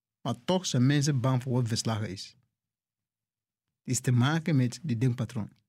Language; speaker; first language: Dutch; non-native, fluent; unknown